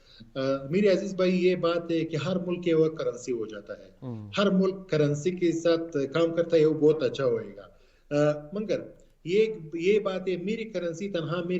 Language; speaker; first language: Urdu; non-native, learner; Pashto